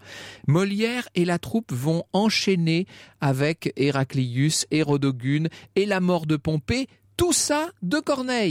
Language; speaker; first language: French; native; French